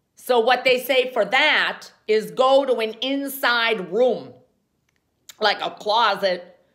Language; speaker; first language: English; native; English